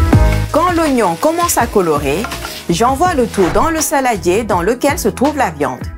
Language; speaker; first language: French; native; French